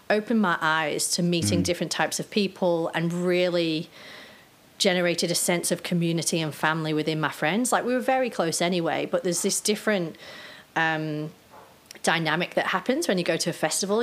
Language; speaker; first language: English; native; English